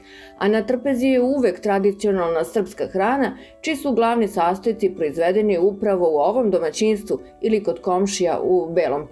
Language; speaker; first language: Serbian; native; Serbian